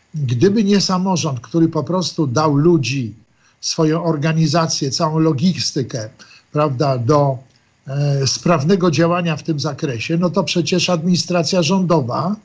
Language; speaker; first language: Polish; native; Polish